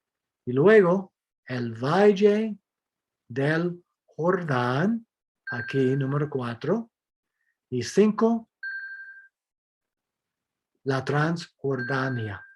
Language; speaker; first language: Spanish; non-native, fluent; English